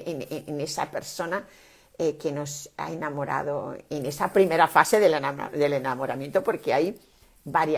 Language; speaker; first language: Spanish; native; Spanish